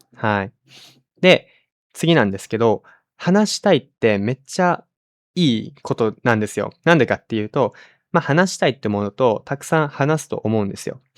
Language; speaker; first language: Japanese; native; Japanese